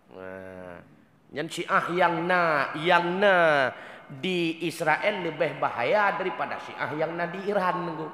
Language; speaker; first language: Malay; non-native, local second language; Achinese